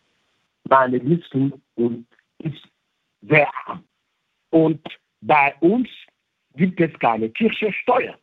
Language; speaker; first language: German; non-native, fluent; French